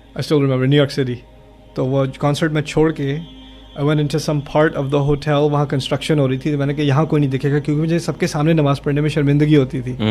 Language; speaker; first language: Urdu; early bilingual, heritage; Urdu